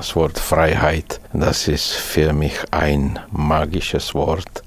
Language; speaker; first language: German; non-native, fluent; Czech